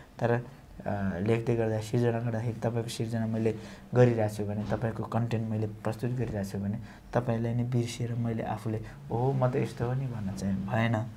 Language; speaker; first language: Nepali; non-native, local second language; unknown